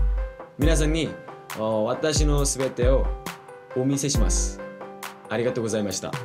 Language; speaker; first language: Japanese; non-native, learner; Korean